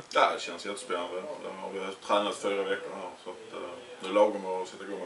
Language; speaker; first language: Swedish; native; Swedish